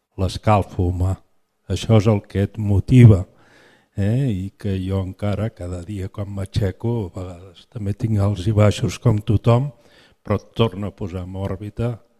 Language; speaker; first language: Catalan; native; Catalan